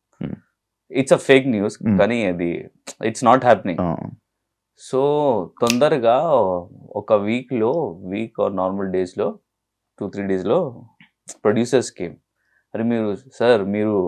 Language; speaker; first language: Telugu; non-native, learner; Hindi